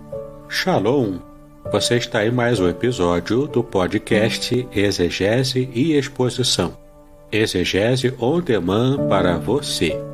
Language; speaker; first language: Portuguese; native; Portuguese